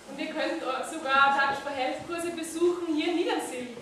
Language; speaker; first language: German; native; German